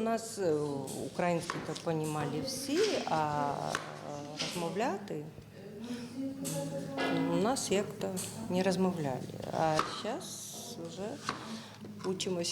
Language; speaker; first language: Ukrainian; non-native, local second language; Russian